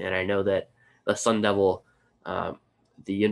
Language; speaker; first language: English; native; English